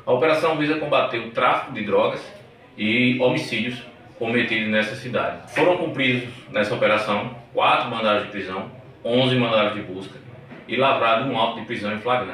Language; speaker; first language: Portuguese; native; Portuguese